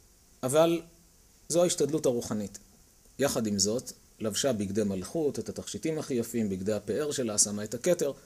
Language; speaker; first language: Hebrew; native; Hebrew